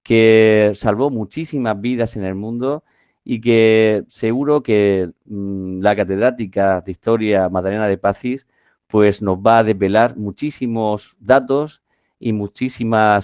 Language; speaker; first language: Spanish; native; Spanish